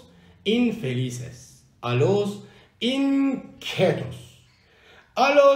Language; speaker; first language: Spanish; non-native, learner; Turkish